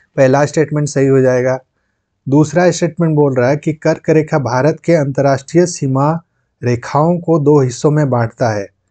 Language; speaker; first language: Hindi; non-native, local second language; Santali